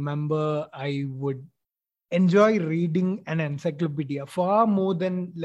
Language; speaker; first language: English; non-native, local second language; Malayalam